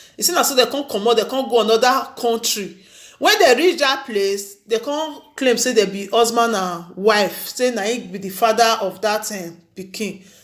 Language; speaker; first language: Nigerian Pidgin; non-native, local second language; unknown